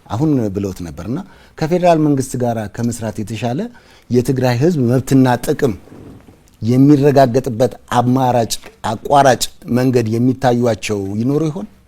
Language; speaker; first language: Amharic; native; Amharic